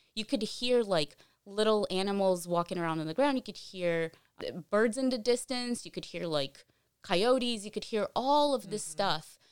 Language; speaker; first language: English; early bilingual, other home language; Portuguese